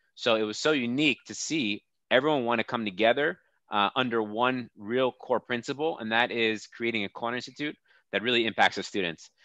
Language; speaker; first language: English; native; English